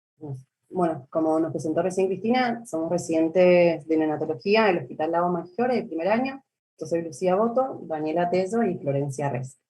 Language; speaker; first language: Spanish; native; Spanish